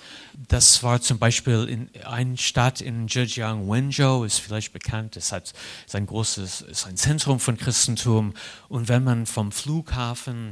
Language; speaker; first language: German; non-native, fluent; English